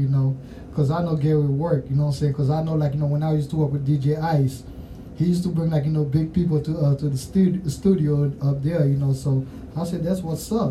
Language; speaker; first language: English; non-native, fluent; Haitian Creole